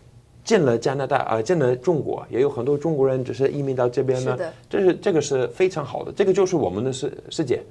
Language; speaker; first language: Chinese; non-native, fluent; English